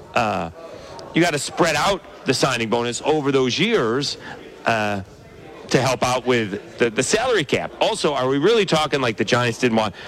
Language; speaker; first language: English; native; English